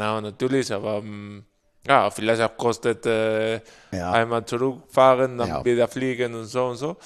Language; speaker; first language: German; non-native, fluent; Spanish